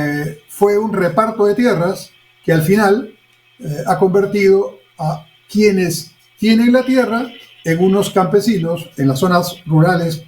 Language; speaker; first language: Spanish; native; Spanish